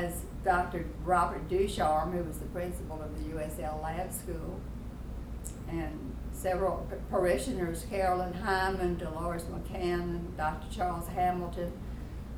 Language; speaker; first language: English; native; English